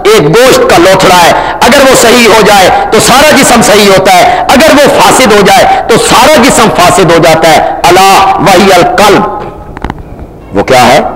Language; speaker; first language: Urdu; non-native, local second language; Punjabi